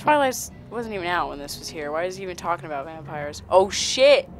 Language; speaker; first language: English; native; English